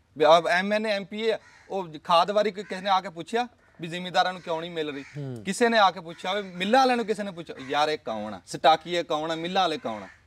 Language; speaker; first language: Punjabi; native; Punjabi